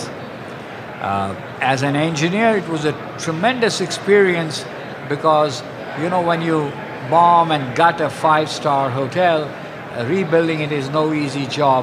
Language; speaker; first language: English; non-native, local second language; Punjabi